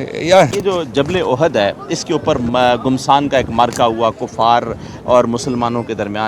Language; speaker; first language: Urdu; native; Urdu